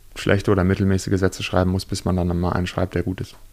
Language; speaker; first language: German; native; German